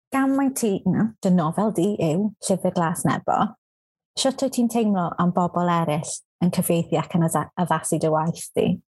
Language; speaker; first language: Welsh; native; Welsh